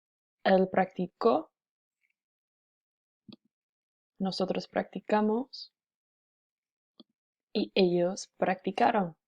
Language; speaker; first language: Spanish; non-native, fluent; English